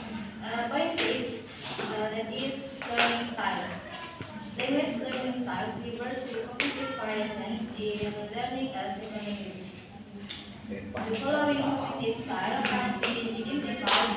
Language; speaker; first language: English; non-native, learner; Indonesian